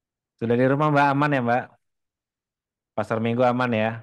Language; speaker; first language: Indonesian; native; Indonesian